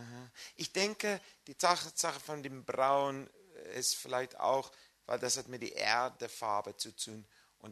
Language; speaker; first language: German; non-native, fluent; English